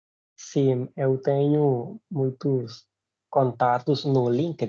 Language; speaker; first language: Portuguese; non-native, learner; Spanish